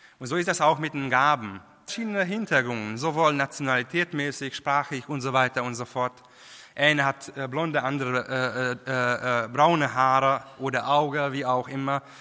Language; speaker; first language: German; non-native, fluent; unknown